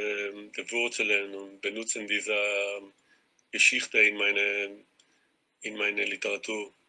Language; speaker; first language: German; non-native, learner; Hebrew